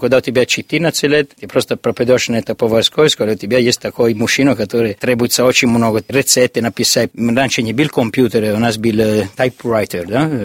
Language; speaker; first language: Russian; non-native, learner; Italian